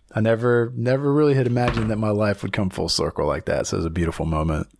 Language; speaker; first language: English; native; English